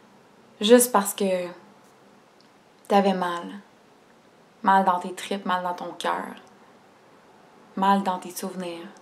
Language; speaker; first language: French; native; French